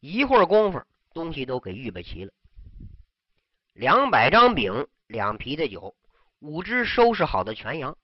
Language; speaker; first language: Chinese; native; Chinese